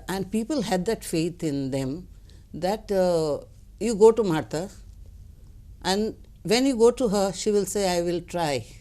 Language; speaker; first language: English; non-native, local second language; Konkani